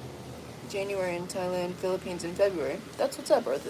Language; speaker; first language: English; native; English